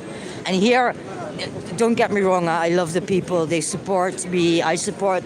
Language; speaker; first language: English; non-native, learner; Dutch